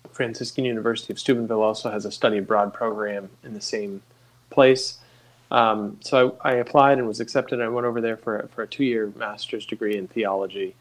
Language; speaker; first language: English; native; English